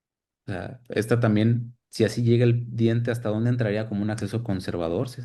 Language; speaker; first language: Spanish; native; Spanish